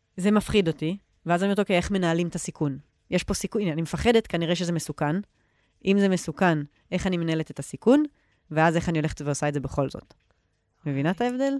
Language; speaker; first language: Hebrew; native; Hebrew